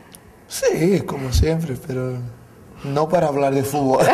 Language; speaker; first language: Italian; non-native, learner; Spanish